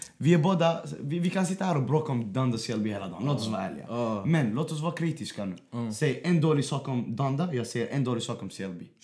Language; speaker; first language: Swedish; early bilingual, other home language; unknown